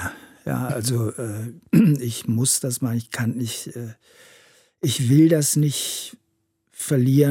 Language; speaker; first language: German; native; German